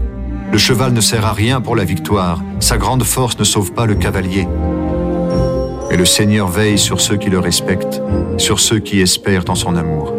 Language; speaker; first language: French; native; French